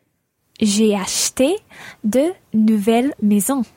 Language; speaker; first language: French; non-native, learner; English